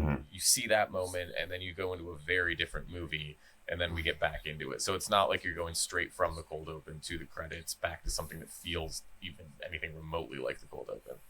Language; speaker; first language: English; native; English